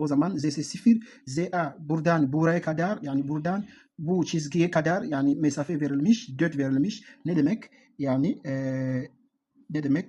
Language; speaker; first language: Turkish; non-native, learner; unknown